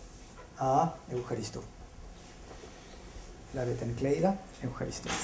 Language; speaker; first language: Greek; non-native, fluent; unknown